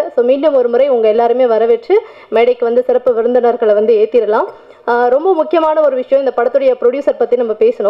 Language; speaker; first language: Tamil; native; Tamil